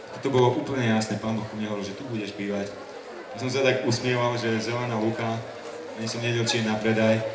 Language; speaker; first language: Slovak; non-native, fluent; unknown